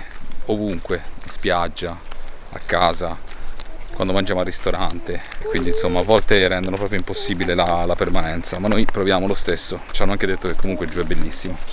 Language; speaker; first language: Italian; native; Italian